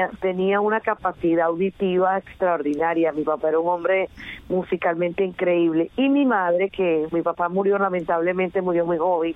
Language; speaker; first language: Spanish; native; Spanish